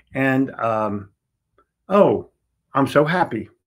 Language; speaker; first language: English; native; English